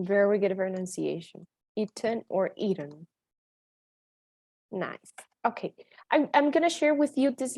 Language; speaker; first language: English; non-native, fluent; Spanish